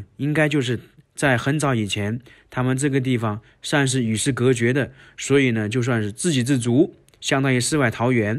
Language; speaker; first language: Chinese; native; Chinese